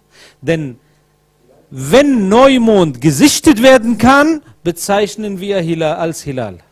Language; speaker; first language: German; non-native, fluent; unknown